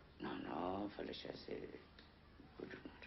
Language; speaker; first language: French; non-native, learner; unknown